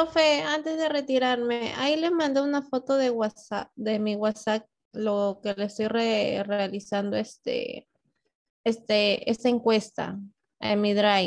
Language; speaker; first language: Spanish; native; Spanish